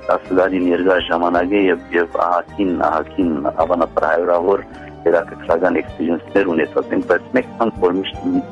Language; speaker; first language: Armenian; early bilingual, heritage; Armenian